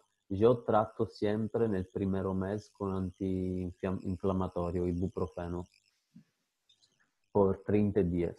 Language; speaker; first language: Spanish; non-native, fluent; Italian